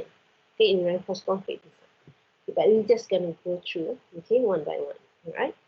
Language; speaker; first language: English; non-native, local second language; Malay